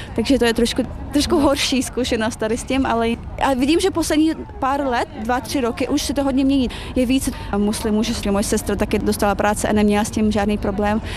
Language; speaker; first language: Czech; early bilingual, other home language; Chechen